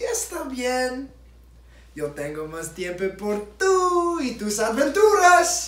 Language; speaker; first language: Spanish; non-native, learner; English